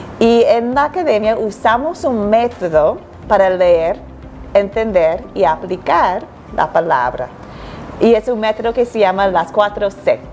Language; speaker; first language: Spanish; non-native, fluent; English